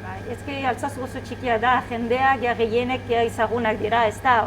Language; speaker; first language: Basque; non-native, learner; Arabic